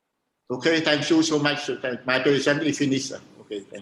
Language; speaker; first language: English; non-native, learner; Khmer